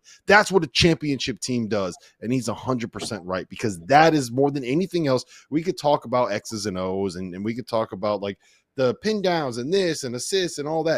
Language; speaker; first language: English; native; English